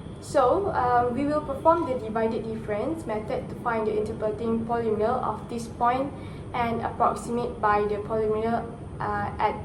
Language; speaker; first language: English; non-native, local second language; Malay